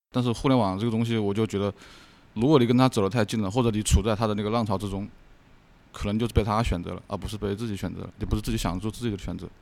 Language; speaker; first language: Chinese; native; Chinese